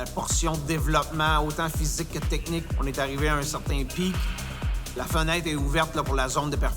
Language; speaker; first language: French; native; French